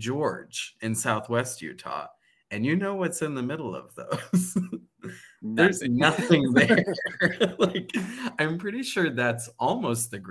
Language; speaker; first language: English; native; English